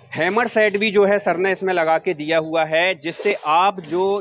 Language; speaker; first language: Hindi; native; Hindi